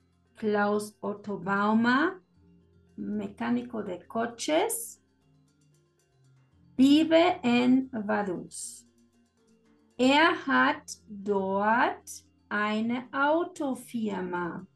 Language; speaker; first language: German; non-native, fluent; Spanish